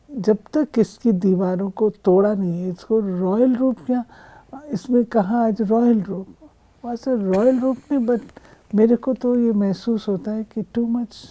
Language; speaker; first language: Hindi; native; Hindi